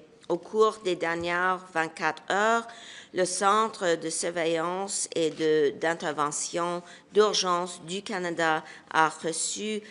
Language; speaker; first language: French; non-native, fluent; English